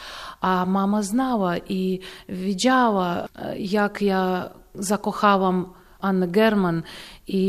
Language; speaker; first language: Polish; non-native, fluent; Russian